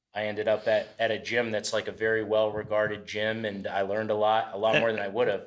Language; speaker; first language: English; native; English